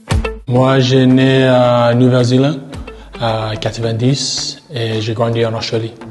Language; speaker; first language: French; non-native, learner; English